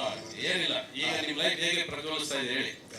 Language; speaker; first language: Kannada; native; Kannada